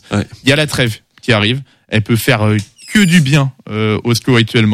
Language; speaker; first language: French; native; French